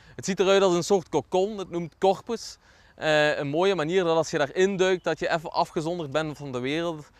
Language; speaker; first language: Dutch; native; Dutch